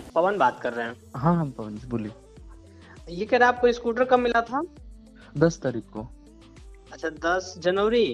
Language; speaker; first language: Hindi; native; Hindi